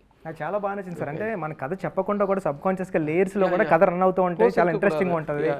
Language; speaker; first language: Telugu; native; Telugu